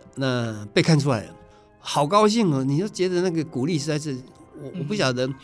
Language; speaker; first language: Chinese; non-native, local second language; Min Nan Chinese